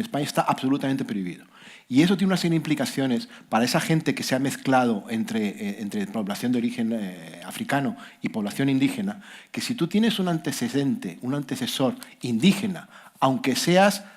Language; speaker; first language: Spanish; native; Spanish